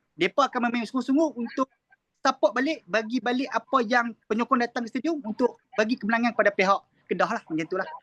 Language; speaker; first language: Malay; native; Malay